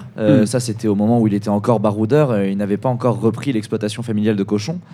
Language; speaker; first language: French; native; French